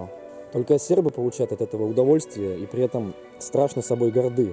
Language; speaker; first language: Russian; native; Russian